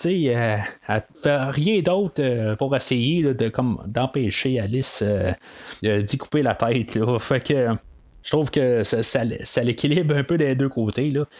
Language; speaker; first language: French; native; French